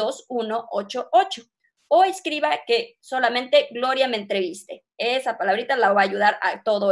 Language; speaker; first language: Spanish; native; Spanish